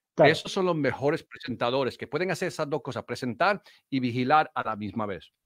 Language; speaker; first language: Spanish; early bilingual, heritage; Spanish